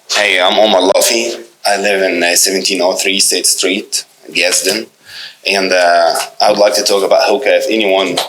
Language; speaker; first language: English; non-native, fluent; Arabic